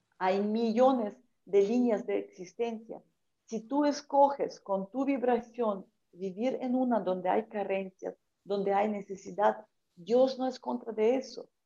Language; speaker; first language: Spanish; non-native, fluent; Ukrainian